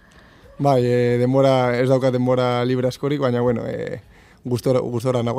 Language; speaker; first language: Basque; non-native, local second language; Spanish